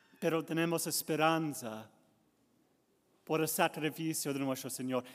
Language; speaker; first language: Spanish; non-native, learner; English